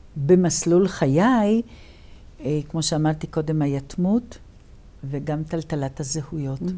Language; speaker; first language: Hebrew; early bilingual, other home language; Polish